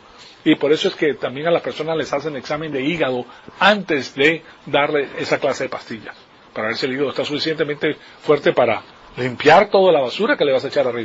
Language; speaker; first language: Spanish; native; Spanish